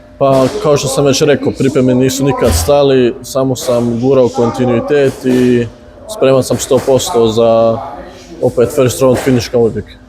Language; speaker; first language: Bosnian; early bilingual, heritage; Bosnian